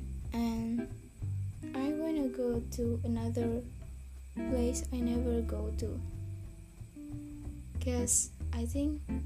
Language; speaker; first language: English; non-native, learner; Indonesian